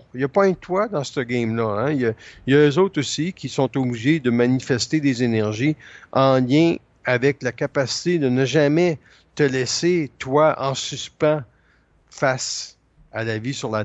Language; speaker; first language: French; native; French